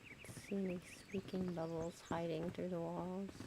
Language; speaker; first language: English; native; English